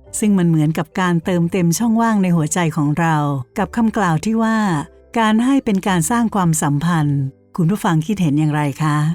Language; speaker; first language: Thai; native; Thai